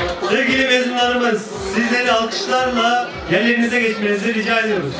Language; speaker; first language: Turkish; native; Turkish